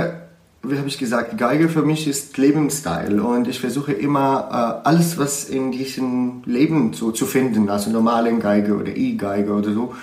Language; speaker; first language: German; non-native, learner; Arabic